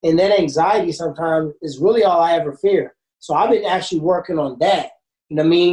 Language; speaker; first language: English; native; English